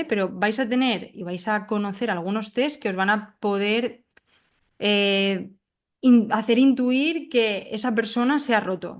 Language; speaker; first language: Spanish; native; Spanish